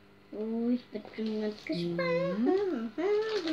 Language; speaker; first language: German; native; German